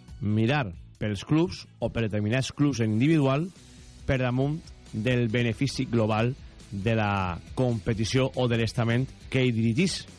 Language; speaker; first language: Catalan; native; Catalan